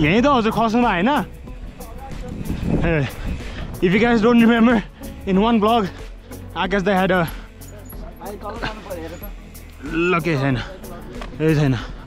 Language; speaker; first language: English; non-native, local second language; Nepali